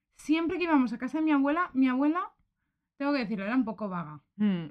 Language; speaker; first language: Spanish; native; Spanish